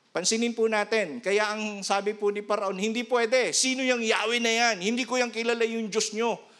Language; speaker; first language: Filipino; non-native, local second language; Bikol